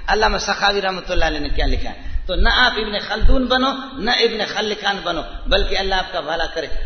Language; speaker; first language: Urdu; non-native, local second language; Brahui